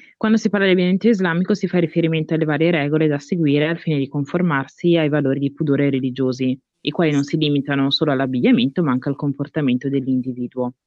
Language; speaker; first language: Italian; early bilingual, other home language; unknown